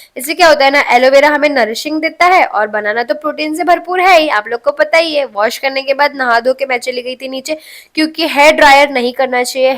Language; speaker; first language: Hindi; non-native, local second language; Marathi